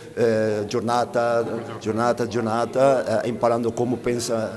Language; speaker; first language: Italian; non-native, fluent; Portuguese